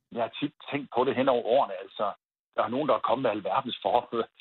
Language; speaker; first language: Danish; native; Danish